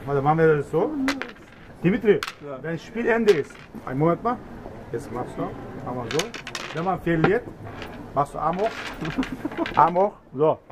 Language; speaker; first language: German; non-native, learner; Turkish